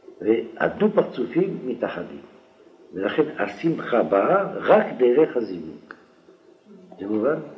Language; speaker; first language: Hebrew; non-native, fluent; French